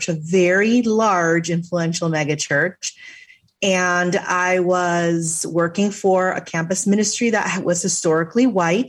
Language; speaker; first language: English; native; English